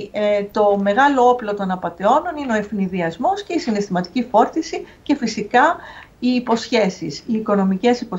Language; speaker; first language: Greek; native; Greek